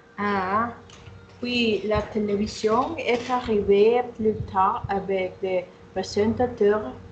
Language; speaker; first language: French; non-native, learner; Spanish